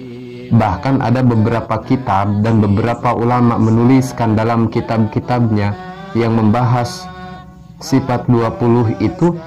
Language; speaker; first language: Indonesian; non-native, local second language; Sundanese